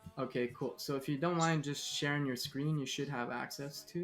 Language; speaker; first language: English; native; English